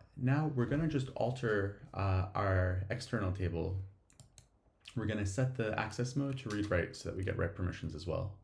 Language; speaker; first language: English; native; English